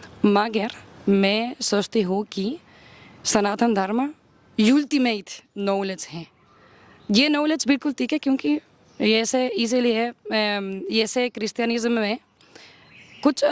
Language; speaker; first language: Hindi; non-native, learner; Spanish